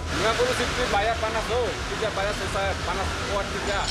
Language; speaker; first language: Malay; non-native, learner; Bangla